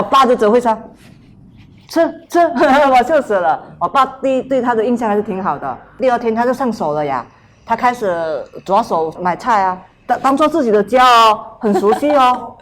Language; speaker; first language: Chinese; non-native, local second language; Min Nan Chinese